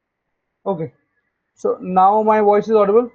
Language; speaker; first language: English; non-native, fluent; Hindi